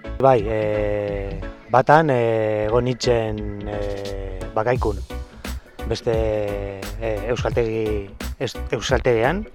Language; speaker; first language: Basque; non-native, learner; Spanish